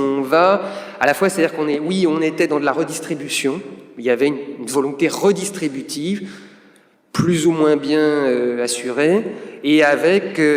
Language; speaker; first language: French; native; French